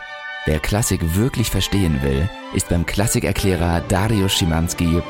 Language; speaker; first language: German; native; German